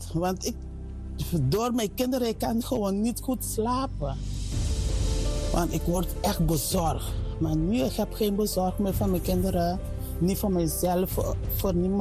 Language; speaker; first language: Dutch; non-native, fluent; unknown